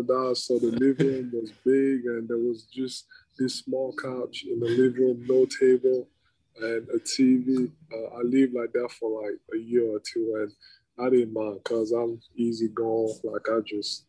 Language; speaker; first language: English; non-native, local second language; French